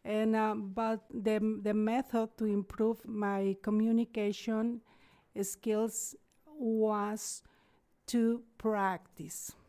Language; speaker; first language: English; non-native, learner; Spanish